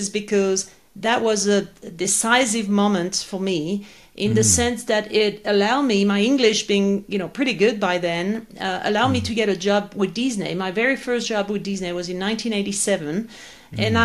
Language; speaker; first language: English; non-native, fluent; French